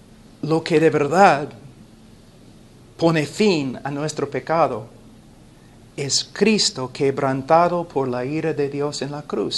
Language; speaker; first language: Spanish; non-native, fluent; English